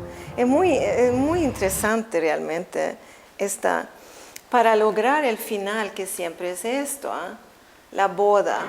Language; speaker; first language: Spanish; non-native, fluent; Swedish